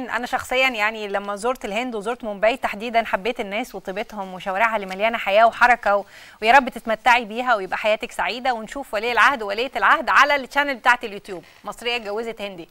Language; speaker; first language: Arabic; native; Arabic